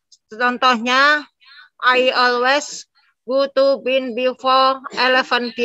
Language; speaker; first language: English; non-native, learner; Indonesian